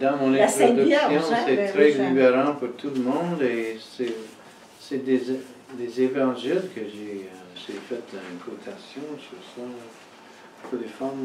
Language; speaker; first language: French; non-native, learner; English